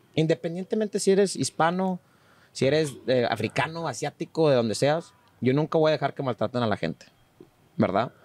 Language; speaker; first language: Spanish; native; Spanish